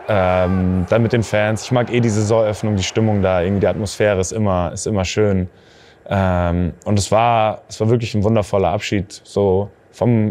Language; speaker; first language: German; native; German